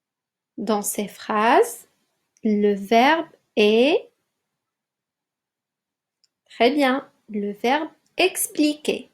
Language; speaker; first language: French; non-native, local second language; Arabic